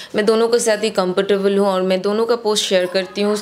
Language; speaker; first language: Hindi; non-native, local second language; Bangla